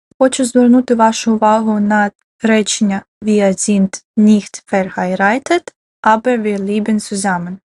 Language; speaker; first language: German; non-native, fluent; Ukrainian